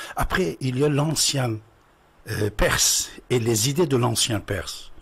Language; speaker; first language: French; non-native, fluent; Persian